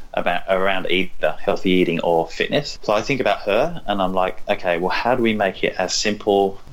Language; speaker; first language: English; native; English